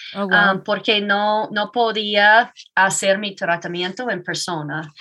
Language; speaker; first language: Spanish; non-native, learner; English